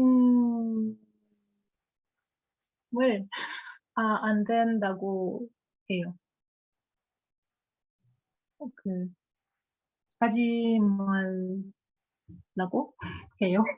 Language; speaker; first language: Korean; non-native, learner; Russian